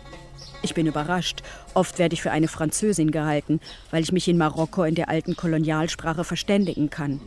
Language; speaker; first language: German; native; German